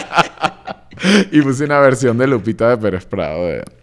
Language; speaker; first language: Spanish; native; Spanish